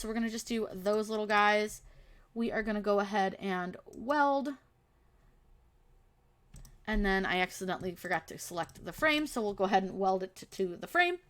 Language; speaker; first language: English; native; English